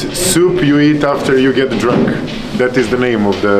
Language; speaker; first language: English; non-native, fluent; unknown